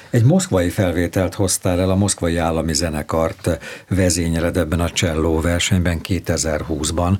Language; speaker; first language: Hungarian; native; Hungarian